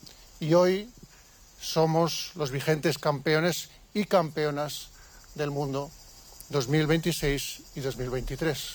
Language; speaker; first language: Spanish; native; Spanish